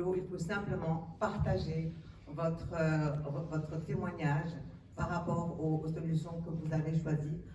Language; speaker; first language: French; early bilingual, other home language; Arabic